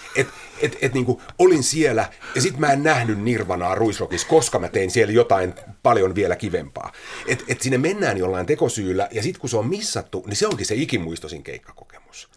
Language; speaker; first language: Finnish; native; Finnish